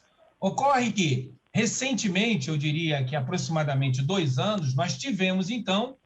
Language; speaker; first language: Portuguese; native; Portuguese